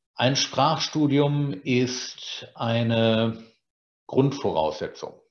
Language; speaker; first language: German; native; German